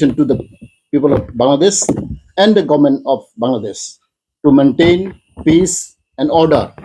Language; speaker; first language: English; non-native, local second language; Bangla